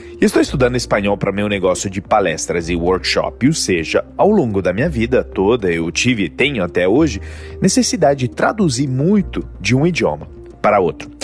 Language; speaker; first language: Portuguese; non-native, fluent; Italian